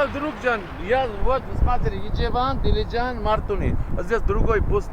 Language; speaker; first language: Russian; non-native, learner; Armenian